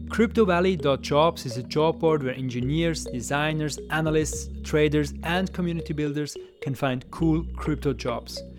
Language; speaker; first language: English; non-native, fluent; German